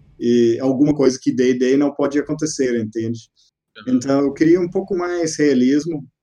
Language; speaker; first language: Portuguese; non-native, fluent; English